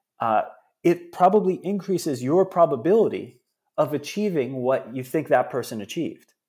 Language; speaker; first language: English; early bilingual, other home language; Italian